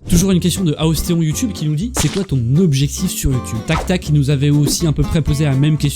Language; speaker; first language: French; native; French